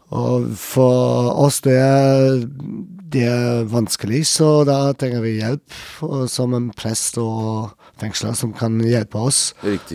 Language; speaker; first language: Norwegian; non-native, learner; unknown